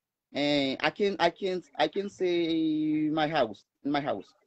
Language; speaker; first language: English; non-native, learner; Haitian Creole